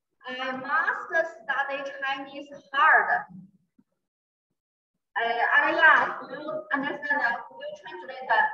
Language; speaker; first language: English; non-native, learner; Chinese